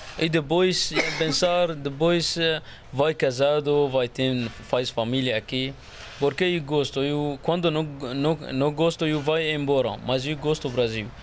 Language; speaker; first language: Portuguese; non-native, learner; Arabic